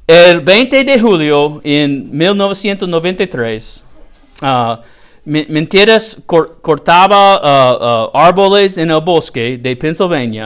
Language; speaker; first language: Spanish; non-native, learner; English